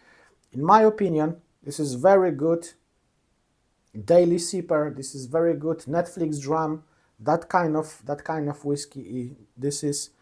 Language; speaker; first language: English; non-native, fluent; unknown